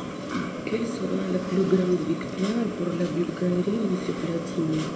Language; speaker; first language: French; non-native, fluent; Bulgarian